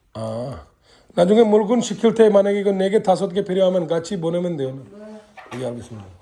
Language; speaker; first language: Korean; non-native, learner; Hindi